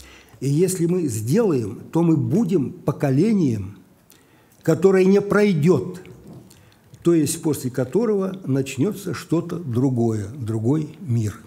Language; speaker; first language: Russian; native; Russian